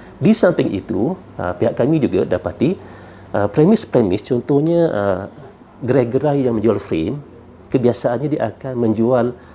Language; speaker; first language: Malay; native; Malay